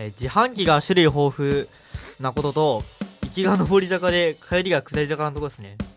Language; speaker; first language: Japanese; native; Japanese